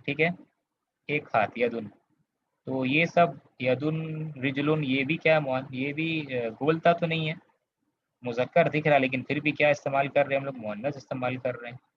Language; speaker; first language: Urdu; native; Urdu